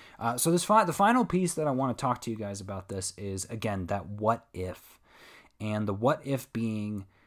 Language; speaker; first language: English; native; English